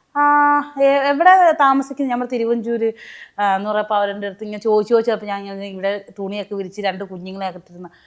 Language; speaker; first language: Malayalam; native; Malayalam